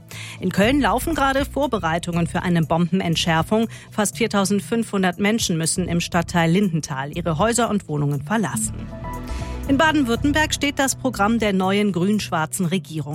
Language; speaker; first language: German; native; German